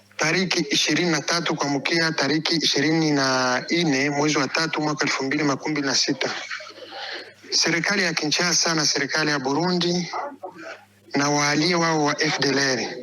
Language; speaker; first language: Swahili; non-native, local second language; Kinyarwanda